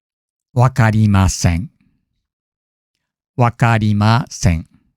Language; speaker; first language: Japanese; non-native, fluent; English